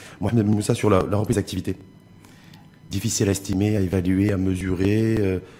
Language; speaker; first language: French; non-native, local second language; Arabic